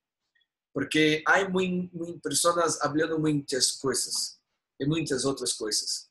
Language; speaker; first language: Spanish; non-native, learner; Portuguese